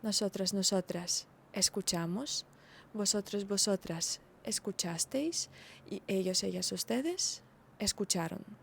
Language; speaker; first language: Spanish; non-native, fluent; Ukrainian